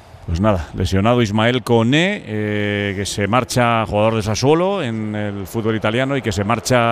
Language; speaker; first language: Spanish; native; Spanish